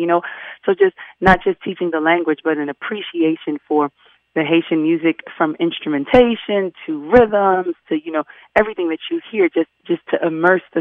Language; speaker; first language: English; early bilingual, other home language; Haitian Creole